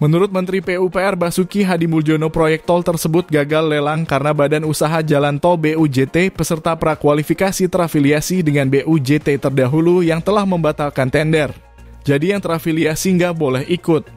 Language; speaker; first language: Indonesian; native; Indonesian